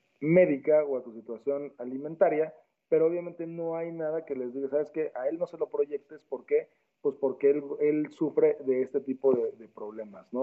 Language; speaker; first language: Spanish; native; Spanish